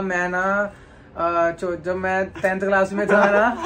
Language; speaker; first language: Hindi; native; Hindi